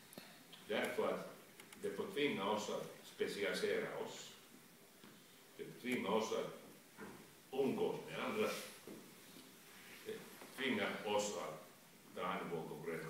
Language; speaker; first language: Swedish; non-native, local second language; Finnish